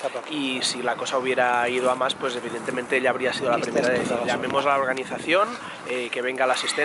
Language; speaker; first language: Spanish; native; Spanish